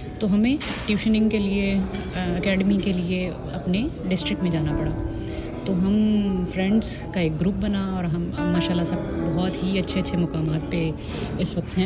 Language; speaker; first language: Urdu; non-native, local second language; Punjabi